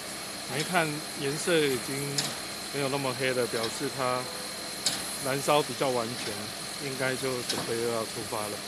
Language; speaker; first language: Chinese; native; Chinese